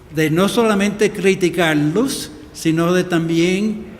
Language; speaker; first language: Spanish; early bilingual, heritage; Spanish